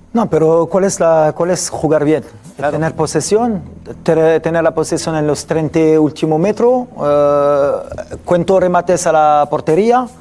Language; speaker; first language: Spanish; non-native, fluent; French